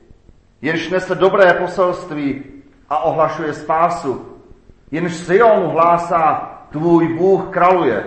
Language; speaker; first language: Czech; native; Czech